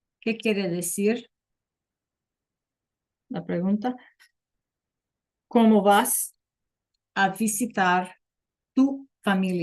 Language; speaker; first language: Spanish; non-native, fluent; English